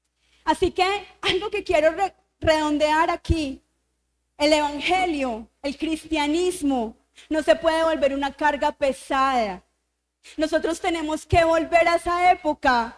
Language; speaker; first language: Spanish; native; Spanish